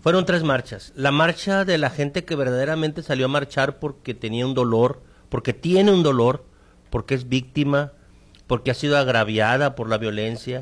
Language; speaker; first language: Spanish; native; Spanish